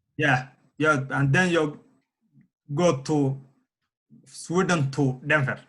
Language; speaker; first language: English; non-native, learner; Somali